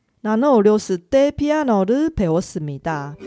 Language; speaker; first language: Korean; non-native, local second language; Chinese